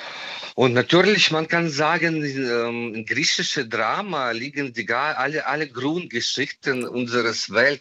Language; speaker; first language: German; non-native, fluent; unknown